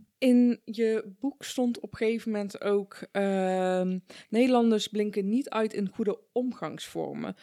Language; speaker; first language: Dutch; early bilingual, other home language; Persian